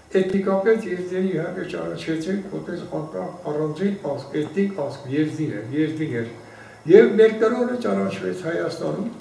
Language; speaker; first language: Armenian; non-native, local second language; Kurdish